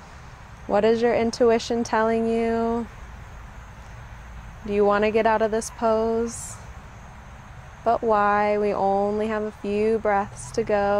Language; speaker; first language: English; native; English